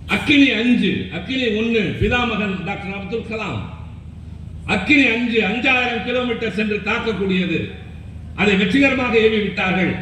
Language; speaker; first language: Tamil; native; Tamil